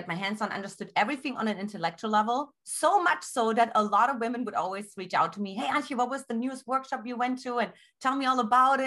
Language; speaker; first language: English; non-native, fluent; German